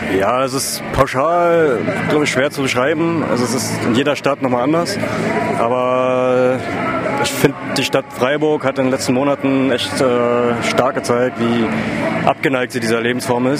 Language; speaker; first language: German; native; German